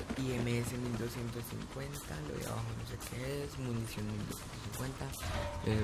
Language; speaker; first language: Spanish; native; Spanish